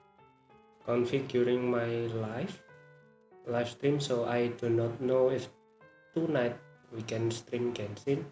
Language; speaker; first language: English; non-native, learner; Indonesian